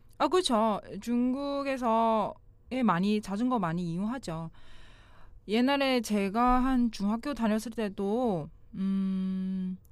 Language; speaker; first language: Korean; non-native, fluent; Chinese